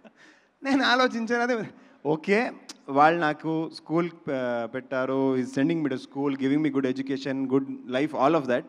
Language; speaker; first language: Telugu; non-native, local second language; Kannada